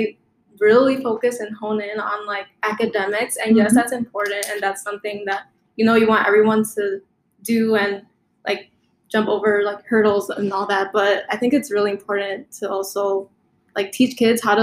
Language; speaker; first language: English; native; English